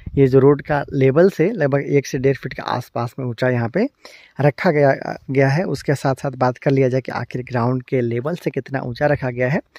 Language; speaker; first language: Hindi; native; Hindi